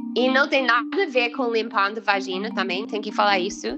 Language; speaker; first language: Portuguese; non-native, fluent; English